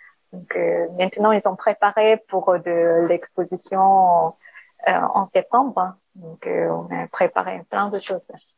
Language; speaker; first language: French; non-native, learner; Korean